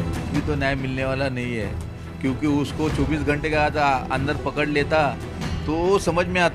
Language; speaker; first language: Hindi; non-native, local second language; Marathi